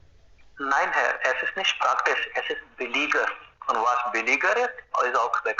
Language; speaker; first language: German; non-native, fluent; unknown